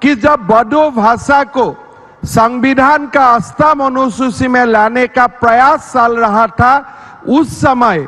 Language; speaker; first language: Hindi; non-native, local second language; Assamese